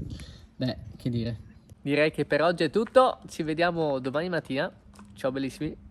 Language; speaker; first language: Italian; native; Italian